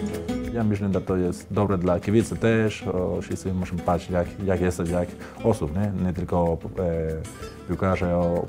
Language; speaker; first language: Polish; non-native, learner; Spanish